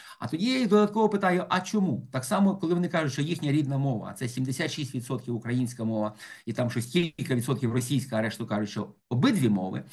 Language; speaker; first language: Ukrainian; native; Ukrainian